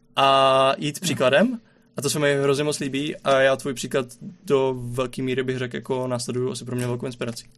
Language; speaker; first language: Czech; native; Czech